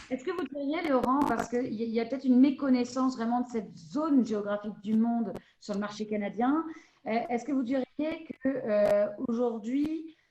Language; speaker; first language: French; native; French